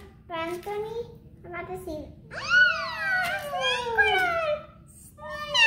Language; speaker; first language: Spanish; early bilingual, heritage; English